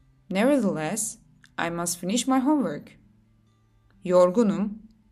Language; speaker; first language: English; non-native, fluent; Turkish